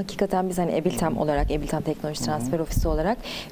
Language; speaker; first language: Turkish; native; Turkish